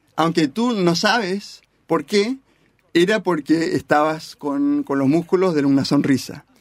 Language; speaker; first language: Spanish; early bilingual, heritage; Spanish